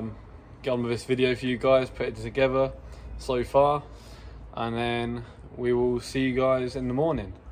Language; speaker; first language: English; native; English